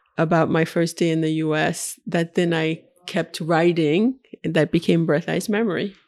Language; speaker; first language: English; early bilingual, other home language; Haitian Creole